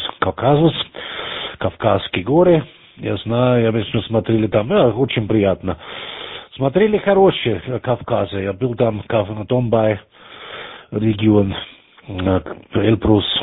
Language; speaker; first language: Russian; non-native, learner; German